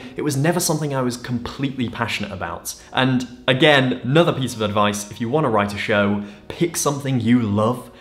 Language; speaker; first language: English; native; English